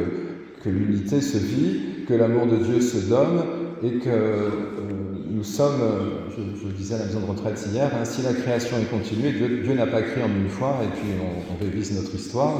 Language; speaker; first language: French; native; French